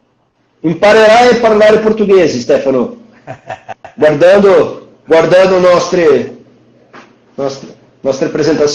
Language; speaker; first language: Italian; non-native, learner; Portuguese